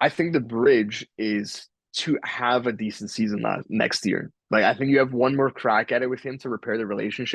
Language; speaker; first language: English; native; English